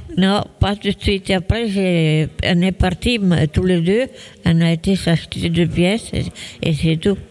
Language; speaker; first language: French; non-native, fluent; Italian